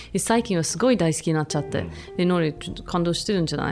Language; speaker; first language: Japanese; non-native, fluent; English